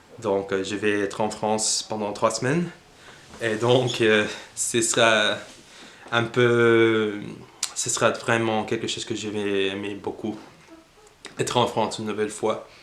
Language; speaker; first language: French; non-native, fluent; English